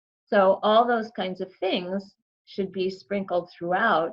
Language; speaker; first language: English; native; English